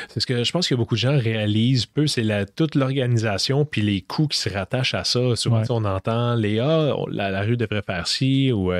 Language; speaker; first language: French; native; French